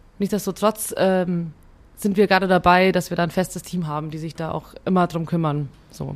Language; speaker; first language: German; early bilingual, other home language; Hungarian